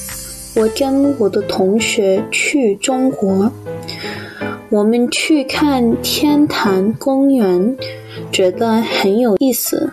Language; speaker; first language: Chinese; non-native, learner; English